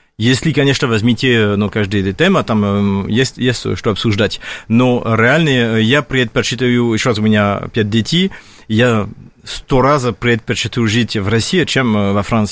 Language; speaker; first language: Russian; non-native, fluent; French